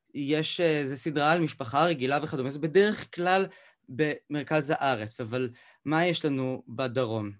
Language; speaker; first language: Hebrew; native; Hebrew